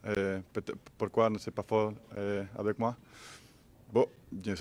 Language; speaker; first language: French; non-native, learner; Spanish